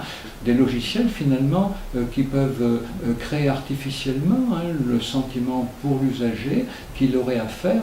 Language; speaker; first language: French; native; French